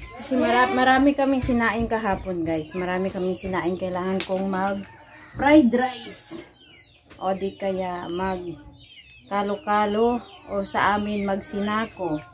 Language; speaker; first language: Filipino; non-native, local second language; Cebuano